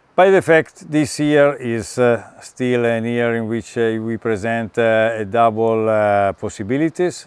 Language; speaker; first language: English; non-native, fluent; Italian